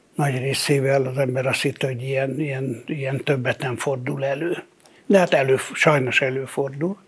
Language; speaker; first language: Hungarian; native; Hungarian